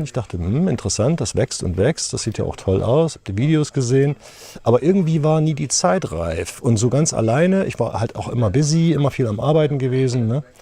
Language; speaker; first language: German; native; German